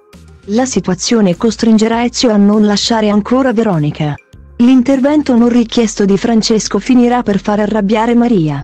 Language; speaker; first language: Italian; native; Italian